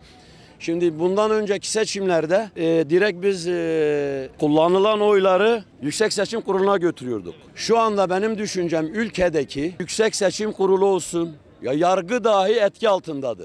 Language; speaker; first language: Turkish; native; Turkish